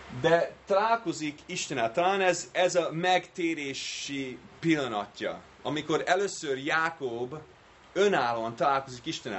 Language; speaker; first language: Hungarian; non-native, fluent; English